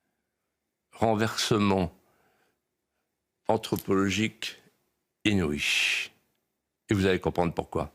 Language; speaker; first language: French; native; French